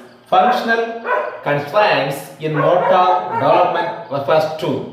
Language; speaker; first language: English; non-native, local second language; Tamil